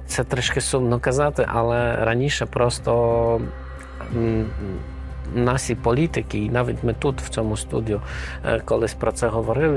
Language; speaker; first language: Ukrainian; non-native, fluent; Polish